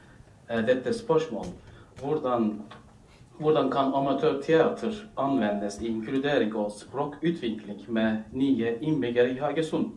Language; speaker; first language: Norwegian; non-native, fluent; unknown